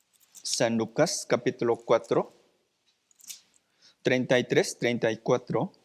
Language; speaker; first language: Spanish; non-native, fluent; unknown